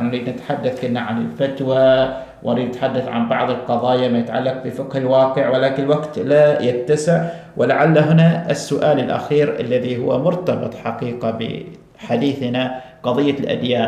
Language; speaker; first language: Arabic; native; Arabic